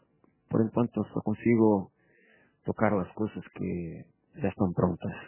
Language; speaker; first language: Spanish; non-native, fluent; Portuguese